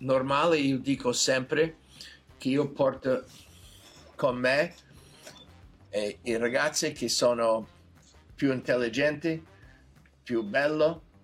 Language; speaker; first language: Italian; non-native, learner; English